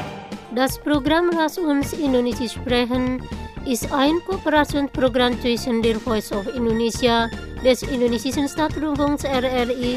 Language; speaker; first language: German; non-native, fluent; Indonesian